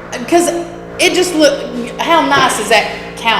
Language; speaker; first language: English; native; English